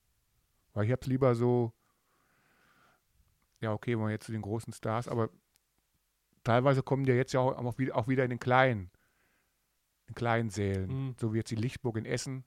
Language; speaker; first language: German; native; German